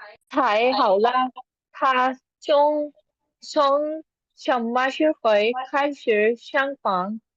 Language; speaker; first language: Chinese; non-native, learner; Urdu